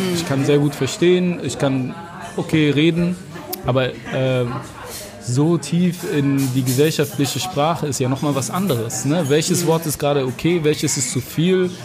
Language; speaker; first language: German; early bilingual, other home language; Arabic